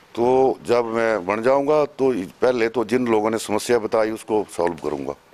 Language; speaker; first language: Hindi; native; Hindi